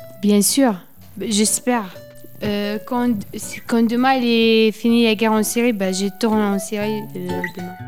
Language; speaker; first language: French; non-native, learner; Arabic